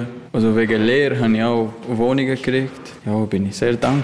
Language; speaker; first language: German; non-native, learner; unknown